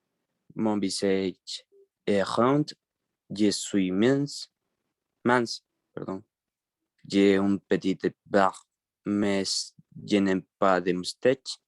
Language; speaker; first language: French; non-native, learner; Spanish